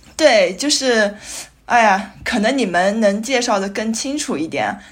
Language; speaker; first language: Chinese; native; Chinese